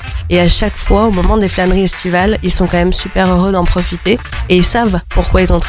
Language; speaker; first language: French; native; French